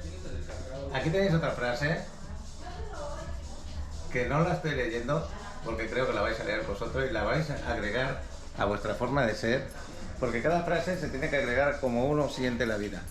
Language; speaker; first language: Spanish; native; Spanish